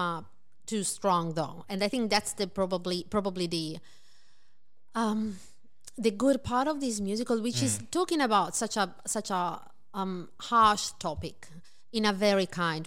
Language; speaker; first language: English; non-native, fluent; Italian